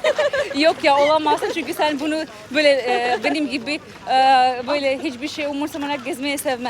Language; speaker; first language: Turkish; non-native, fluent; Albanian